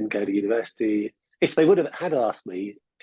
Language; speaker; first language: English; native; English